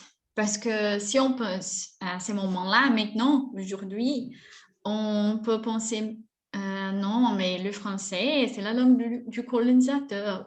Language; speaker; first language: French; non-native, fluent; Portuguese